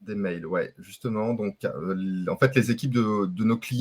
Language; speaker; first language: French; native; French